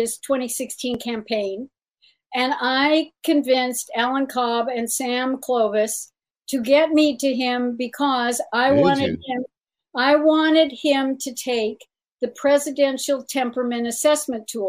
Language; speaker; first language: English; native; English